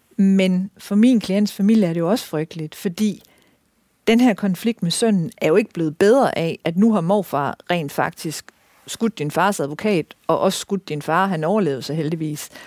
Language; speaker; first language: Danish; native; Danish